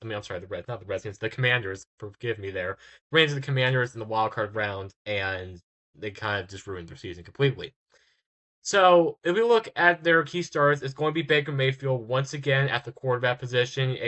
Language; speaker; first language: English; native; English